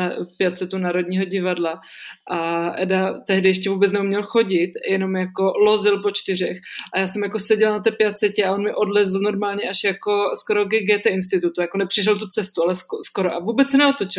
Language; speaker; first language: Czech; native; Czech